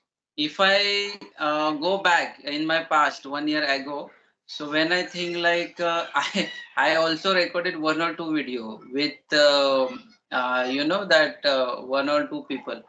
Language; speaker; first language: English; non-native, learner; Marathi